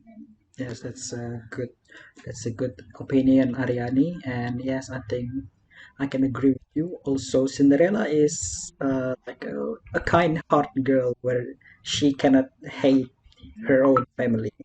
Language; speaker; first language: English; non-native, fluent; Indonesian